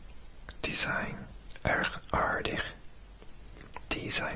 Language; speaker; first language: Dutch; non-native, learner; English